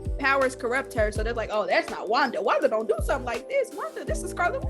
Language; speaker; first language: English; native; English